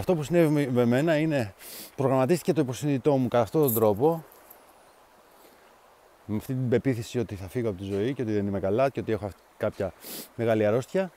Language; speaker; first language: Greek; native; Greek